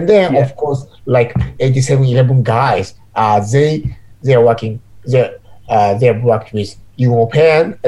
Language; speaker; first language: English; non-native, learner; Japanese